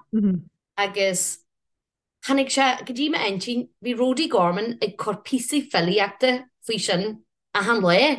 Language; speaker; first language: Irish; native; Irish